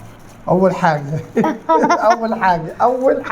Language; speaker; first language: Arabic; native; Arabic